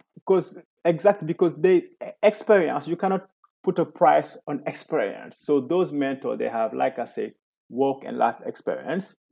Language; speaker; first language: English; non-native, fluent; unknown